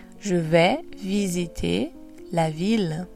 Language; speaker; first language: French; non-native, fluent; Portuguese